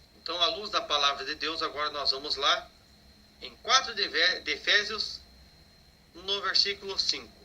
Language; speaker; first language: Portuguese; native; Portuguese